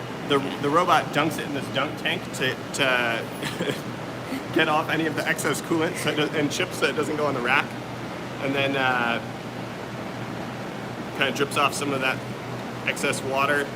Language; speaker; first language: English; native; English